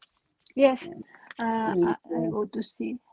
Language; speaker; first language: English; non-native, learner; Spanish